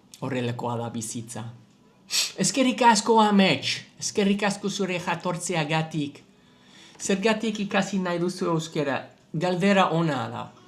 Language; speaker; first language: Basque; non-native, learner; English